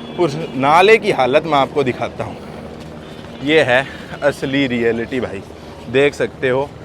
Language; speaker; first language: Hindi; native; Hindi